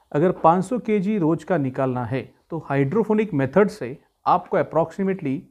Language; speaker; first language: Hindi; non-native, local second language; Marathi